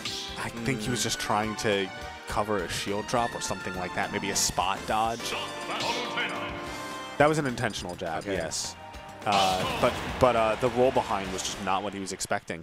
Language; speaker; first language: English; native; English